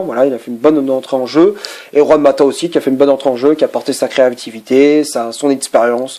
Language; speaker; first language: French; native; French